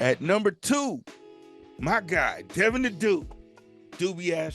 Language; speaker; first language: English; native; English